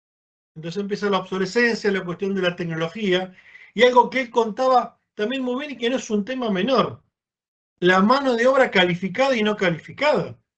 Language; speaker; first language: Spanish; native; Spanish